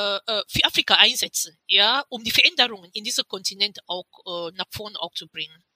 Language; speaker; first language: German; non-native, fluent; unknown